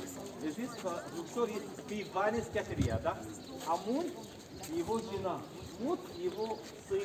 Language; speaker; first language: Russian; non-native, learner; Arabic